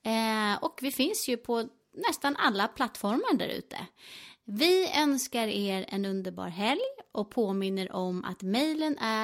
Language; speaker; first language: Swedish; native; Swedish